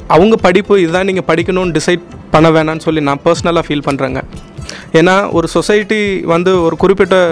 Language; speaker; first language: Tamil; native; Tamil